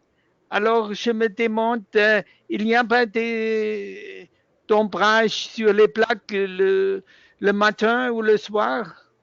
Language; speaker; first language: French; non-native, learner; German